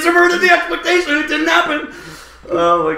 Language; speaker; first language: English; native; English